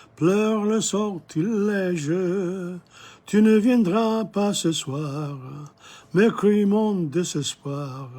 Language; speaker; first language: French; non-native, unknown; English